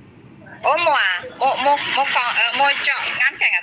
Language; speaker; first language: Cantonese; non-native, learner; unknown